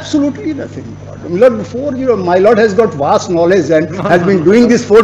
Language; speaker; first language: English; non-native, local second language; Hindi